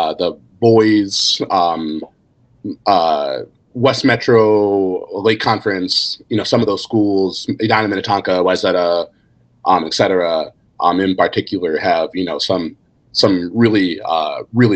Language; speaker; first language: English; native; English